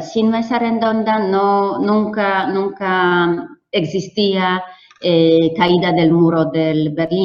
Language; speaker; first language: Spanish; non-native, fluent; Polish